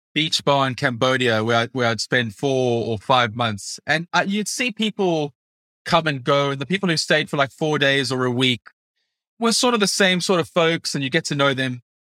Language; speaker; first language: English; native; English